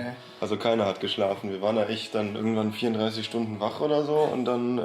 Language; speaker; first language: German; native; German